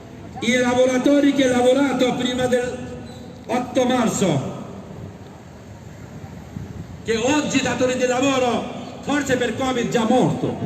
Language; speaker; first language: Italian; non-native, fluent; Bangla